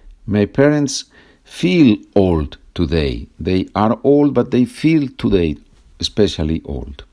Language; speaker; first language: English; non-native, fluent; Spanish